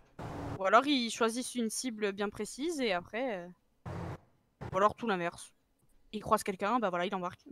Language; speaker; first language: French; native; French